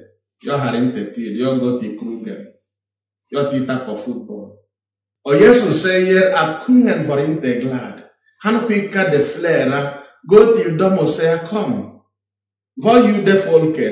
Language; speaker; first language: Swedish; non-native, fluent; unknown